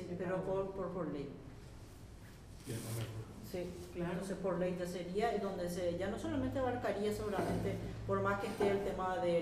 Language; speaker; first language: Spanish; native; Spanish